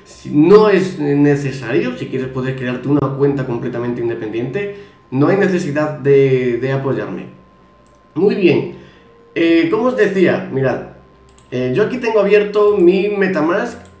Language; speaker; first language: Spanish; native; Spanish